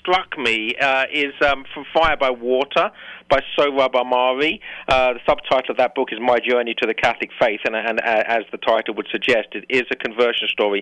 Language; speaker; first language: English; native; English